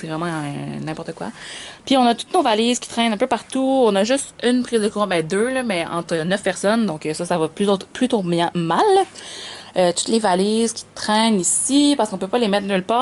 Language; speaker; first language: French; native; French